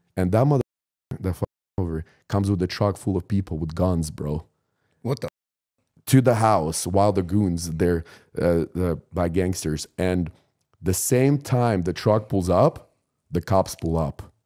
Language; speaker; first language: English; non-native, fluent; Ukrainian